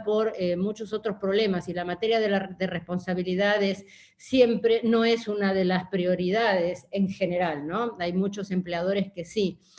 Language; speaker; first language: Spanish; native; Spanish